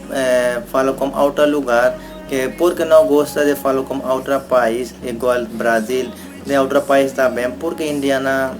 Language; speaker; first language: Portuguese; non-native, learner; Hindi